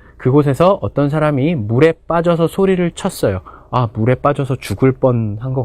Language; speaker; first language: Korean; native; Korean